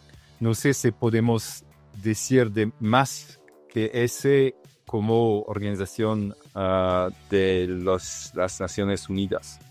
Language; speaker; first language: Spanish; non-native, fluent; Italian